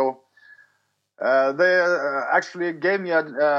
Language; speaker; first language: English; non-native, fluent; Norwegian